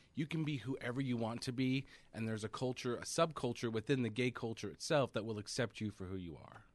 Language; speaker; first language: English; native; English